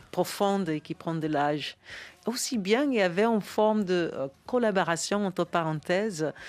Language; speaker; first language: French; non-native, fluent; English